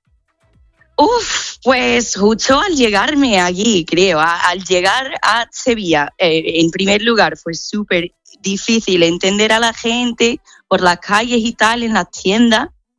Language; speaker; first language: Spanish; non-native, fluent; English